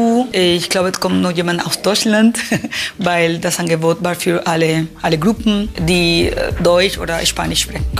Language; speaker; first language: German; non-native, fluent; Spanish